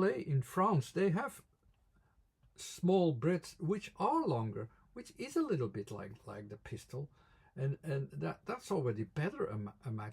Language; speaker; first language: English; non-native, fluent; Dutch